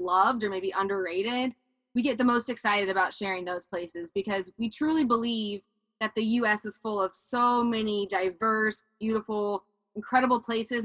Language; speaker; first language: English; native; English